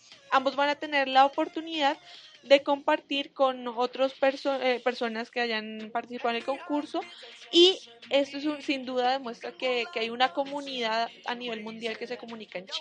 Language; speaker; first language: Spanish; native; Spanish